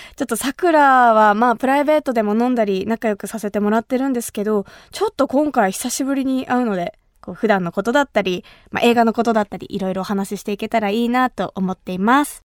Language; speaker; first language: Japanese; native; Japanese